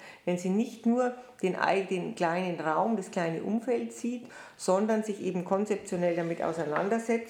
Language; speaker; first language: German; native; German